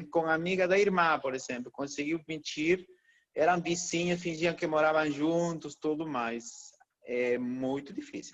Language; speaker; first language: Portuguese; non-native, fluent; Spanish